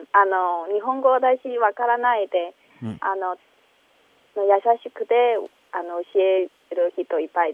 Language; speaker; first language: Japanese; non-native, learner; Chinese